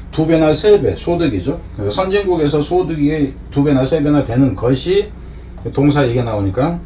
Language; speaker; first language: Korean; native; Korean